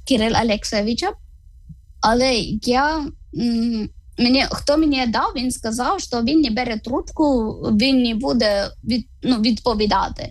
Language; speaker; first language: Ukrainian; non-native, learner; Malayalam